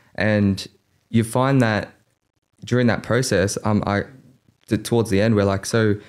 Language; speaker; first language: English; native; English